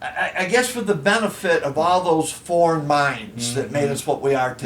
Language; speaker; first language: English; native; English